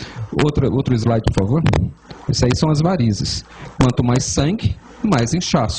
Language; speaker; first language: Portuguese; native; Portuguese